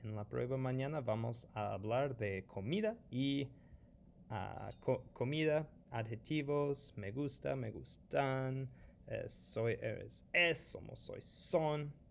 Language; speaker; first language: Spanish; non-native, fluent; English